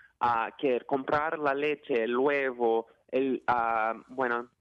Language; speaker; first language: Spanish; non-native, fluent; Portuguese